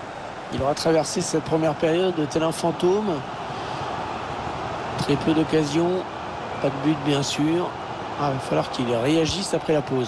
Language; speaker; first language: French; native; French